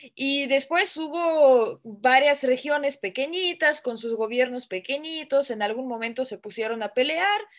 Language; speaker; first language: Spanish; non-native, fluent; Russian